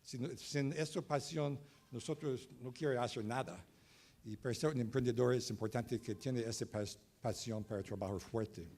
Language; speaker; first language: Spanish; non-native, learner; English